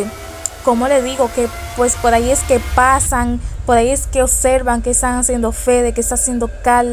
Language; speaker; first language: Spanish; native; Spanish